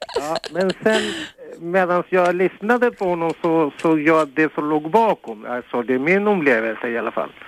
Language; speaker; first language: Swedish; non-native, fluent; Spanish